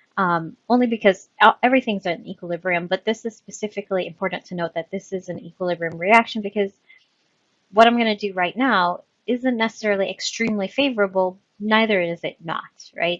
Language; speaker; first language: English; native; English